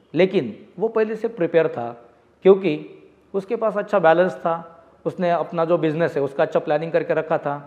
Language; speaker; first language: Hindi; non-native, local second language; Marathi